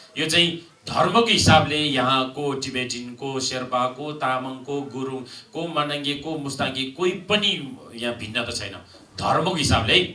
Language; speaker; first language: Nepali; non-native, local second language; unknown